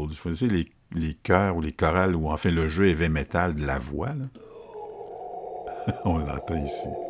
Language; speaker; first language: French; native; French